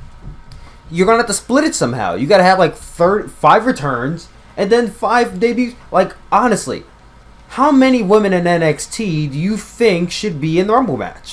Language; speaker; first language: English; native; English